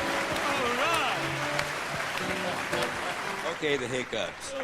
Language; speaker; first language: English; native; English